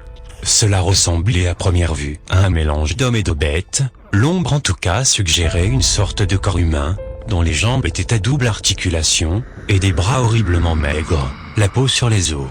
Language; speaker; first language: French; native; French